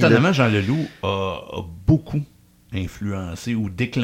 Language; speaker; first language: French; native; French